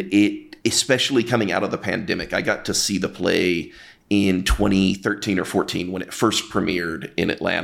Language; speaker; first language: English; native; English